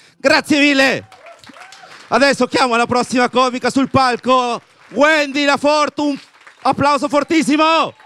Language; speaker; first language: Italian; non-native, fluent; Spanish